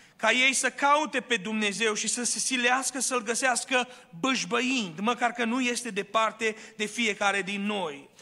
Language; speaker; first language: Romanian; early bilingual, other home language; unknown